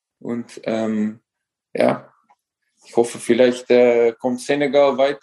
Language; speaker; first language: German; non-native, fluent; Dutch